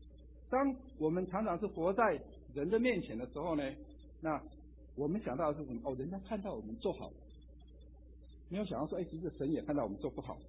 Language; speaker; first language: Chinese; native; Chinese